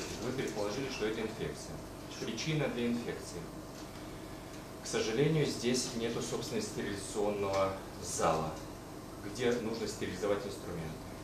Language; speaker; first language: Russian; native; Russian